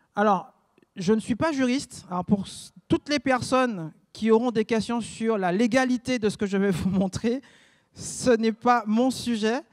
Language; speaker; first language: French; native; French